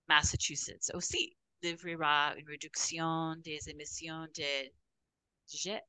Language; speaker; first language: French; non-native, fluent; English